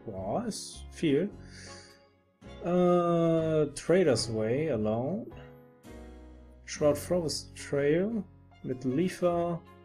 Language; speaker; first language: German; native; German